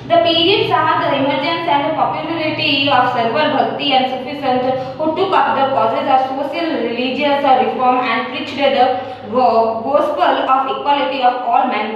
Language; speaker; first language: English; non-native, local second language; Hindi